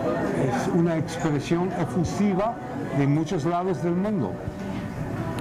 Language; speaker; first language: Spanish; non-native, fluent; English